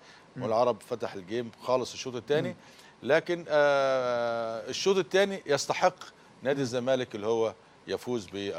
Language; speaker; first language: Arabic; native; Arabic